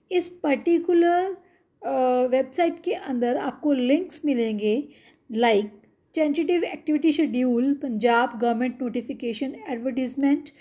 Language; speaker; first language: Hindi; non-native, local second language; Punjabi